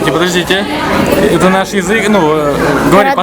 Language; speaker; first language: Russian; native; Russian